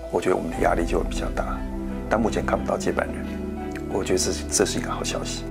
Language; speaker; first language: Chinese; native; Chinese